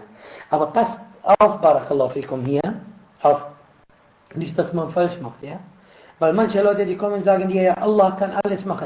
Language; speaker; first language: German; non-native, fluent; Arabic